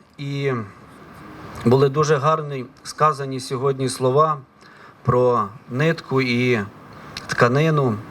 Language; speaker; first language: Ukrainian; native; Ukrainian